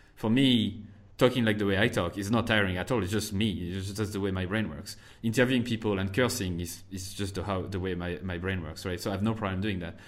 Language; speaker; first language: English; non-native, fluent; French